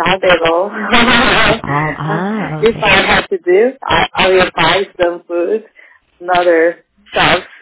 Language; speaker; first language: English; non-native, learner; Korean